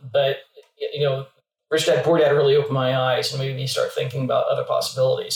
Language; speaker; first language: English; native; English